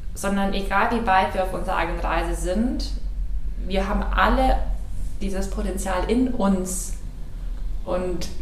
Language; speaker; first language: German; native; German